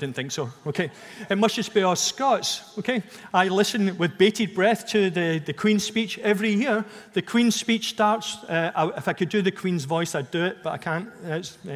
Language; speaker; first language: English; native; English